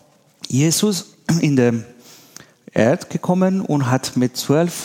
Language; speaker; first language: German; non-native, learner; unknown